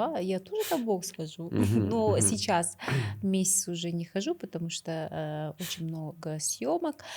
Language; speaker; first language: Russian; non-native, local second language; Kazakh